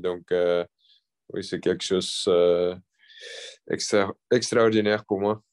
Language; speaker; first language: French; non-native, local second language; Dutch